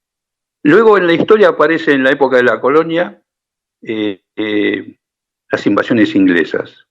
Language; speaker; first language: Spanish; native; Spanish